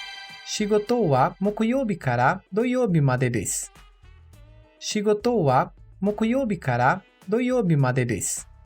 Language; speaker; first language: Japanese; non-native, learner; Portuguese